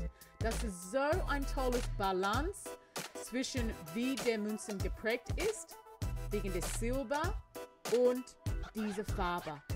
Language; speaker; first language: German; non-native, learner; English